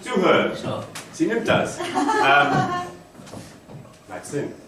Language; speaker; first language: German; non-native, learner; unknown